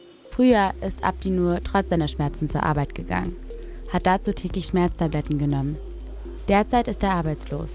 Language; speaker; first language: German; native; German